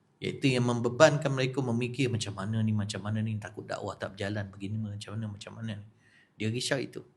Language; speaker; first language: Malay; native; Malay